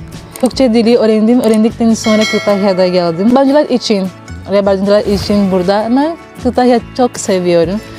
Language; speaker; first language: Turkish; non-native, learner; Portuguese